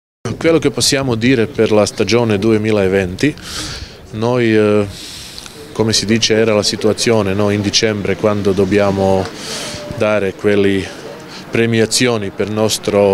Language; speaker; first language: Italian; non-native, local second language; Croatian